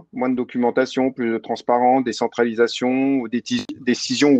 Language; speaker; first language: French; native; French